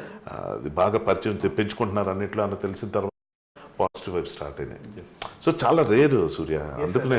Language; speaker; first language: Telugu; native; Telugu